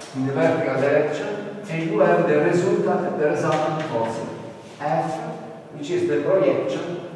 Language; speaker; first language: English; non-native, fluent; Italian